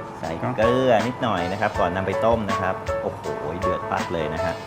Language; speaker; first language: Thai; native; Thai